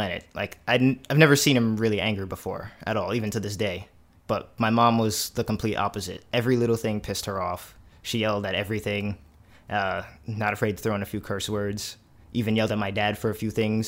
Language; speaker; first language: English; native; English